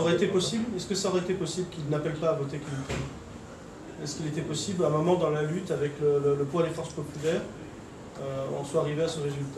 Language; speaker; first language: French; native; French